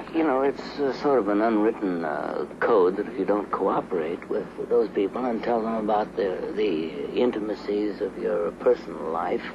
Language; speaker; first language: English; native; English